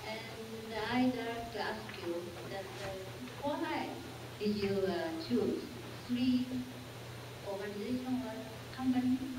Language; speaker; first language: English; non-native, fluent; Japanese